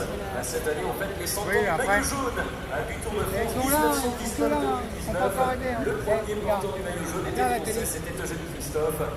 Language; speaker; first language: French; native; French